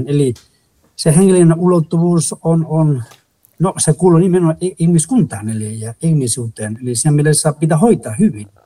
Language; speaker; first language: Finnish; non-native, fluent; Spanish